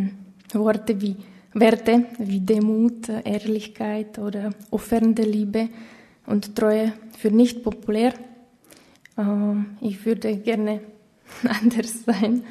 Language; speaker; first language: German; non-native, fluent; Slovak